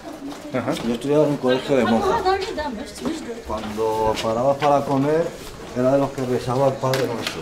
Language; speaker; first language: Spanish; non-native, fluent; Arabic